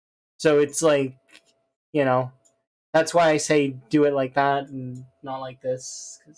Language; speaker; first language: English; native; English